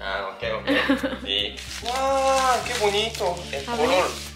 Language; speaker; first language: Spanish; non-native, learner; Japanese